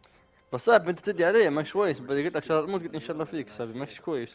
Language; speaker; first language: Arabic; native; Arabic